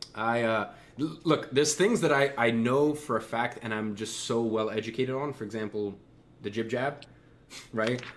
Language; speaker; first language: English; native; English